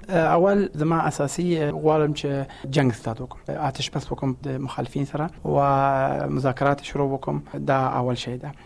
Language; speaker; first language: Pashto; non-native, local second language; Persian